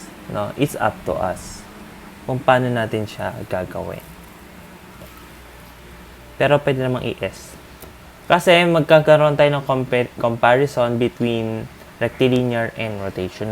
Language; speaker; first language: Filipino; native; Filipino